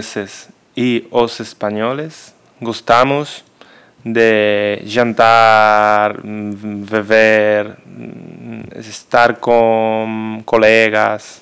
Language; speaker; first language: Portuguese; non-native, learner; Spanish